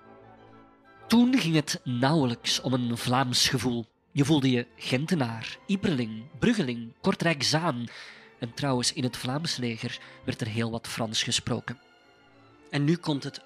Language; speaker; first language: Dutch; native; Dutch